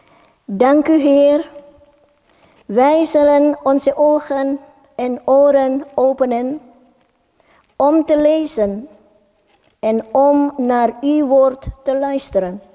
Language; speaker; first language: Dutch; non-native, fluent; Indonesian